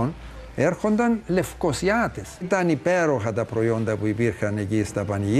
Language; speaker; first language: Greek; native; Greek